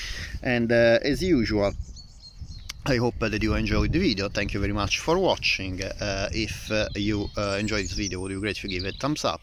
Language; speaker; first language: English; non-native, fluent; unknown